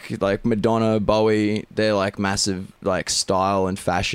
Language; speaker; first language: English; native; English